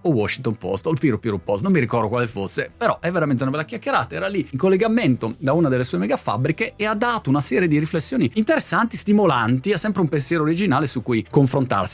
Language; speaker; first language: Italian; native; Italian